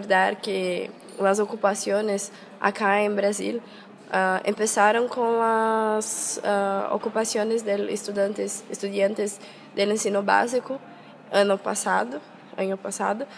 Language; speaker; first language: Spanish; non-native, fluent; Portuguese